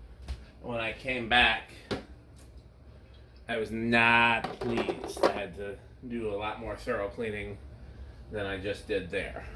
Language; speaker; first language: English; native; English